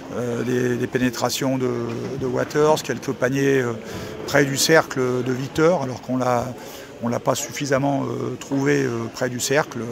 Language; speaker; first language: French; native; French